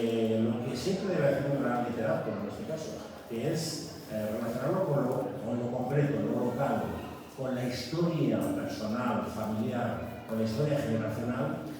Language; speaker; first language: Spanish; native; Spanish